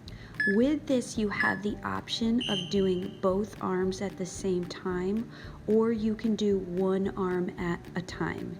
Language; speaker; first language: English; native; English